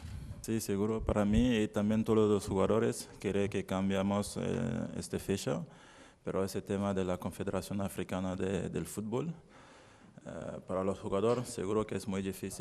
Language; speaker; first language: Spanish; non-native, learner; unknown